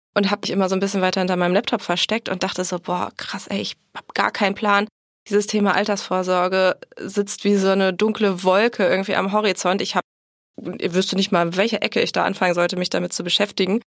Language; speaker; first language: German; native; German